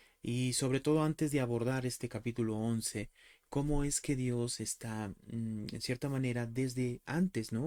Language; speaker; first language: Spanish; native; Spanish